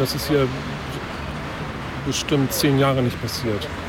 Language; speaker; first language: German; native; German